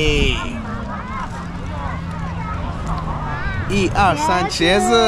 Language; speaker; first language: Chinese; non-native, learner; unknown